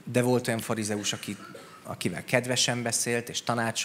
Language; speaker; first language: Hungarian; native; Hungarian